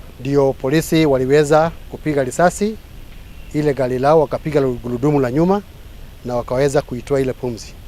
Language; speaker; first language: Swahili; non-native, local second language; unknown